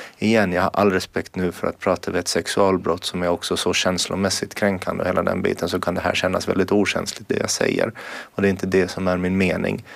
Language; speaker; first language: Swedish; native; Swedish